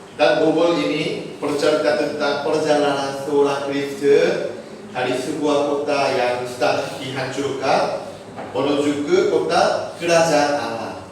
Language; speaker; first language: Indonesian; non-native, fluent; Korean